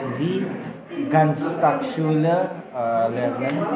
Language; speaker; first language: German; non-native, learner; Indonesian